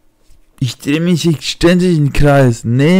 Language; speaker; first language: German; non-native, fluent; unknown